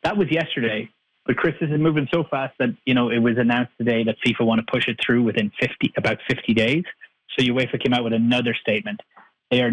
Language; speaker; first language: English; native; English